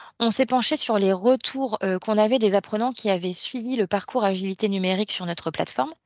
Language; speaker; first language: French; native; French